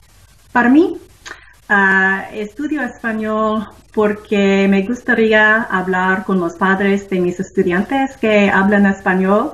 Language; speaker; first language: Spanish; non-native, learner; English